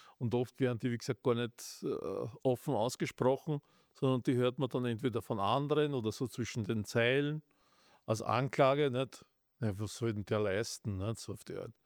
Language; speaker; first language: German; native; German